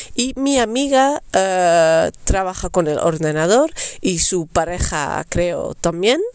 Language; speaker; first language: Spanish; non-native, fluent; Dutch